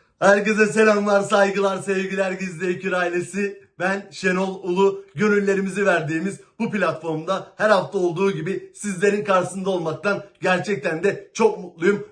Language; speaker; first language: Turkish; native; Turkish